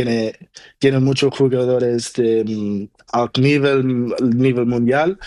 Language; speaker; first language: Spanish; non-native, learner; Portuguese